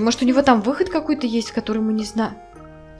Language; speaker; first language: Russian; native; Russian